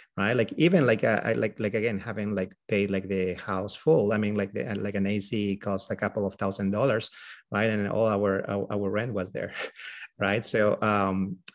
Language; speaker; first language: English; non-native, fluent; Spanish